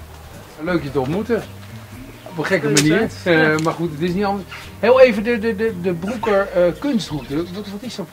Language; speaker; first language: Dutch; native; Dutch